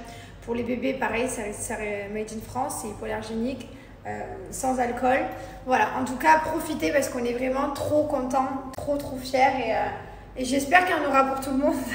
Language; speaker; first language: French; native; French